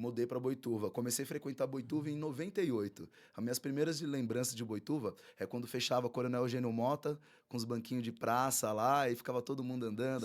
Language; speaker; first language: Portuguese; native; Portuguese